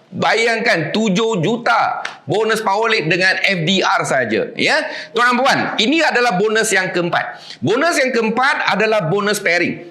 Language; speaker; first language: Malay; native; Malay